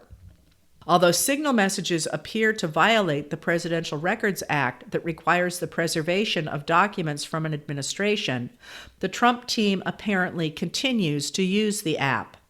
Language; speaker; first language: English; native; English